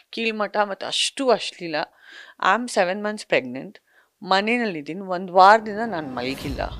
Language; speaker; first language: Kannada; non-native, local second language; Sindhi